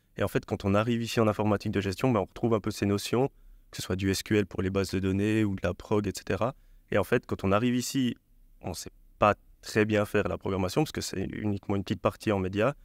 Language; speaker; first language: French; native; French